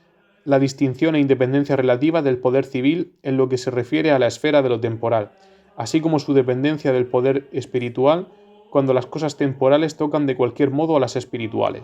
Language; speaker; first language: Spanish; native; Spanish